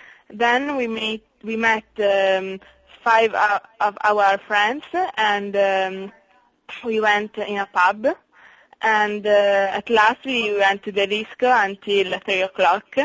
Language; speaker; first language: English; non-native, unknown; Italian